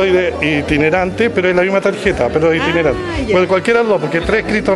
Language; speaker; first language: Spanish; native; Spanish